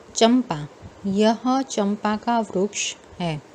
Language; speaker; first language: Hindi; non-native, local second language; Gujarati